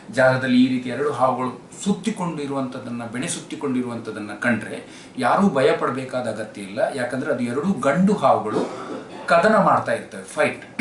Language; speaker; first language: Kannada; native; Kannada